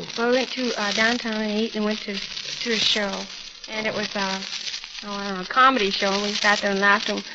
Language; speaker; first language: English; native; English